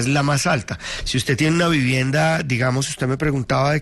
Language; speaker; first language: Spanish; native; Spanish